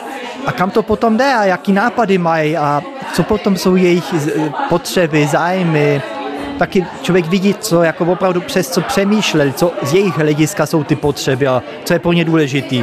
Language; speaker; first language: Czech; early bilingual, heritage; Czech